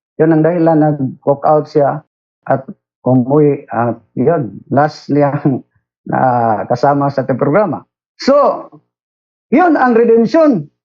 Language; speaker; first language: Filipino; non-native, local second language; Cebuano